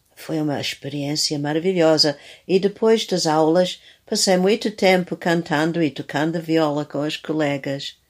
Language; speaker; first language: Portuguese; non-native, fluent; English